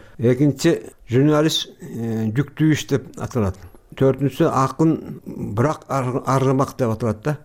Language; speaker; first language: Kyrgyz; native; Kyrgyz